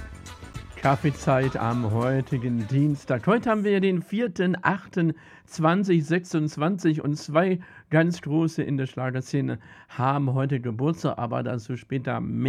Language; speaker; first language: German; native; German